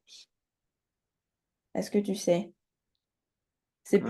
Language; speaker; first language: French; native; French